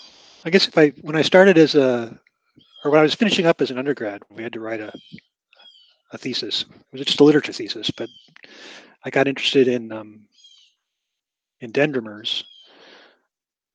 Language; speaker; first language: English; native; English